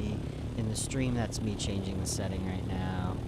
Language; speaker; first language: English; native; English